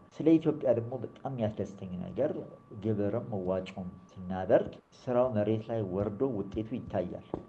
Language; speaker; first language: Amharic; early bilingual, other home language; Gujarati